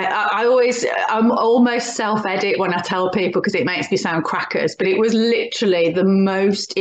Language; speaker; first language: English; native; English